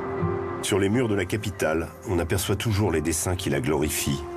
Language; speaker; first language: French; native; French